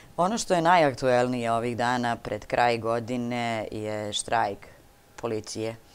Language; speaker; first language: Serbian; native; Serbian